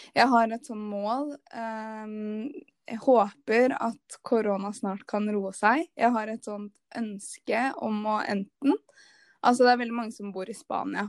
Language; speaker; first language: Norwegian; native; Norwegian